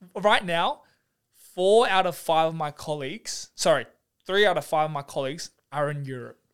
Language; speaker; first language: English; native; English